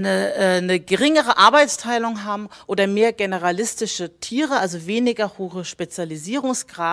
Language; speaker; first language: German; native; German